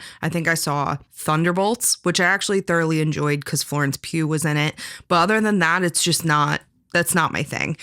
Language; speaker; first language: English; native; English